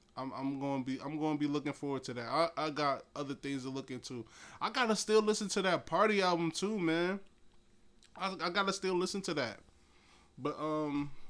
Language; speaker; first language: English; native; English